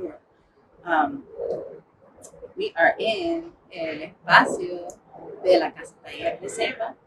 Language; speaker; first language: Spanish; early bilingual, heritage; English